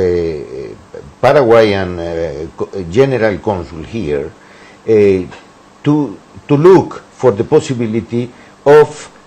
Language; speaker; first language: English; non-native, learner; Spanish